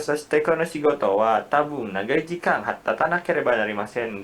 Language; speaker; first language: Japanese; non-native, learner; Indonesian